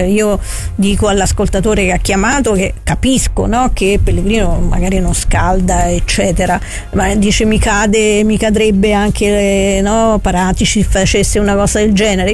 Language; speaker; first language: Italian; native; Italian